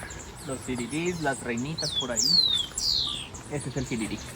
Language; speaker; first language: Spanish; native; Spanish